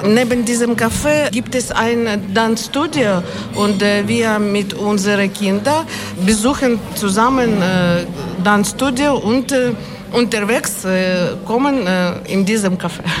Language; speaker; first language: German; non-native, learner; Ukrainian